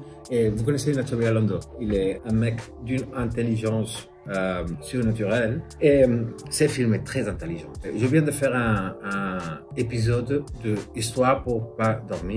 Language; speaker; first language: French; non-native, fluent; Spanish